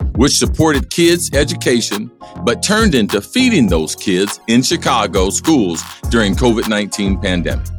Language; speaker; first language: English; native; English